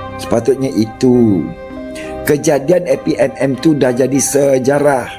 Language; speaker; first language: Malay; native; Malay